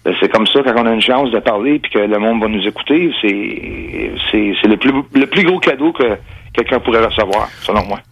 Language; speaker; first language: French; non-native, local second language; English